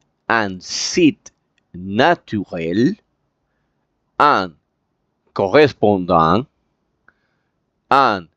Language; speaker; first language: French; non-native, fluent; Spanish